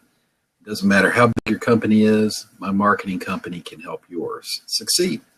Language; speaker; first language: English; native; English